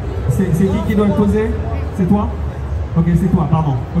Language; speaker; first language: French; native; French